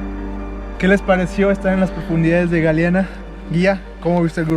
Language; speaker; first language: Spanish; native; Spanish